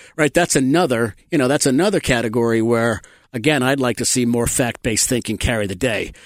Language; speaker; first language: English; native; English